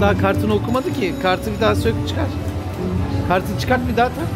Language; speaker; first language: Turkish; native; Turkish